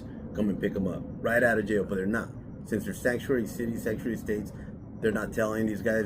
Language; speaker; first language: English; native; English